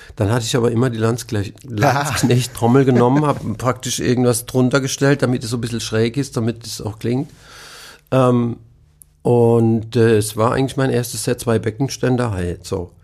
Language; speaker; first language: German; native; German